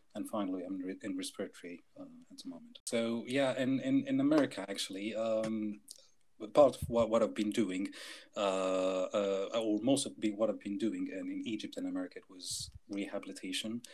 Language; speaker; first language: English; non-native, fluent; Arabic